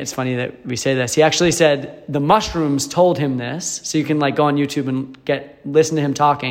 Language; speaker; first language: English; native; English